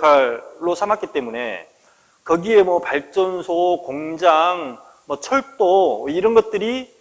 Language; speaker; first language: Korean; native; Korean